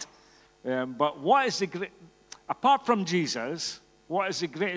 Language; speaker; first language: English; native; English